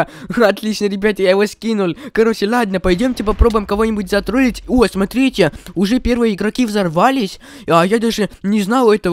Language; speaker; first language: Russian; native; Russian